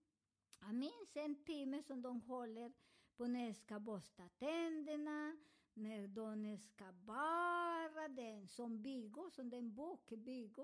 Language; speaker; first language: Swedish; non-native, learner; Spanish